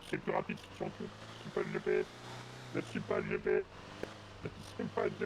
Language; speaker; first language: French; native; French